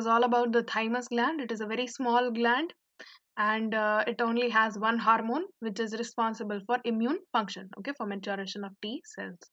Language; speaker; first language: English; non-native, local second language; Hindi